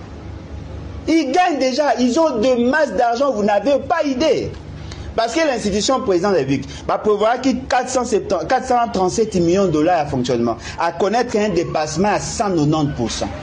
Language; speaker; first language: French; non-native, local second language; Lingala